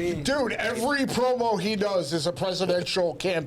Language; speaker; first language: English; native; English